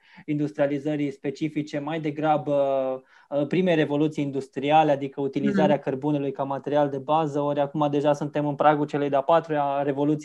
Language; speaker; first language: Romanian; native; Romanian